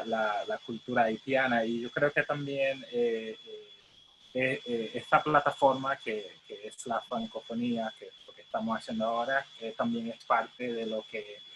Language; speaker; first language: Spanish; non-native, fluent; Haitian Creole